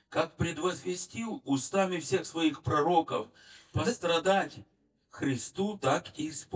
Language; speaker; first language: Polish; non-native, learner; Russian